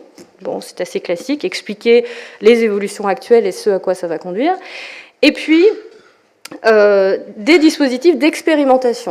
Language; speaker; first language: French; native; French